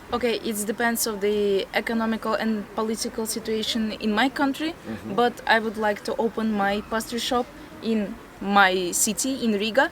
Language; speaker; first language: English; non-native, fluent; Latvian